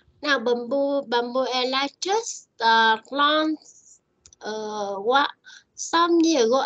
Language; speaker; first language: English; non-native, learner; Vietnamese